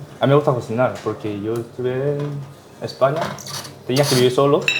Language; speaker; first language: Spanish; non-native, learner; Korean